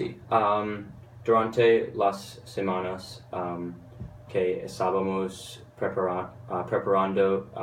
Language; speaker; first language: Spanish; non-native, learner; English